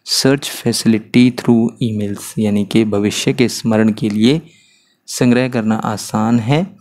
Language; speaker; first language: Hindi; native; Hindi